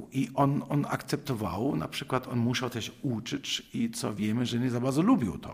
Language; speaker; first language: Polish; non-native, fluent; German